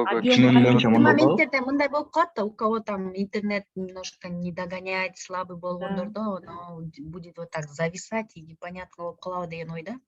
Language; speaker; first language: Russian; non-native, local second language; Kyrgyz